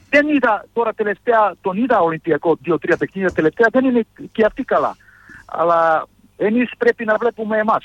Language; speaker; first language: Greek; non-native, fluent; Serbian